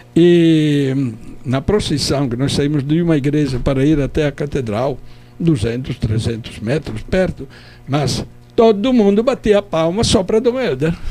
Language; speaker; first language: Portuguese; non-native, fluent; Italian